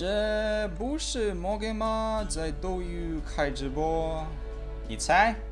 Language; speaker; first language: Chinese; non-native, learner; Russian